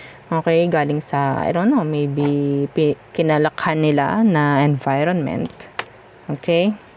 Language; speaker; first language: English; non-native, local second language; Filipino